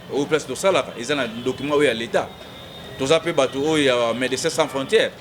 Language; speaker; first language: Lingala; non-native, local second language; Kongo